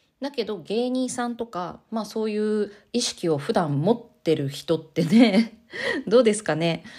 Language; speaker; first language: Japanese; native; Japanese